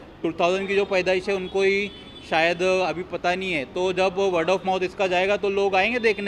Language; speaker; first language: Hindi; native; Hindi